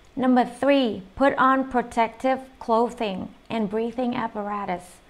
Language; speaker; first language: English; non-native, fluent; Vietnamese